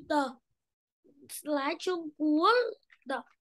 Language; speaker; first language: Chinese; non-native, learner; Vietnamese